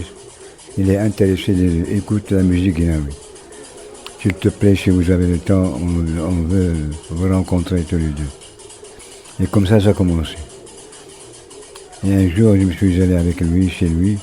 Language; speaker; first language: French; non-native, local second language; Arabic